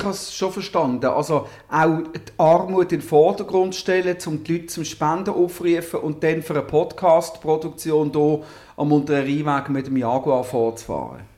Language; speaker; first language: German; native; German